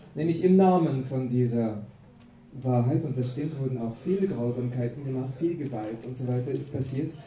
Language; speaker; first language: German; non-native, fluent; French